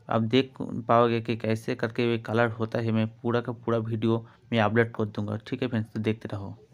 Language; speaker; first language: Hindi; non-native, local second language; Bangla